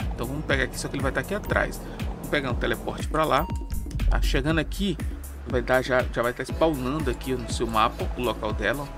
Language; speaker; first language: Portuguese; native; Portuguese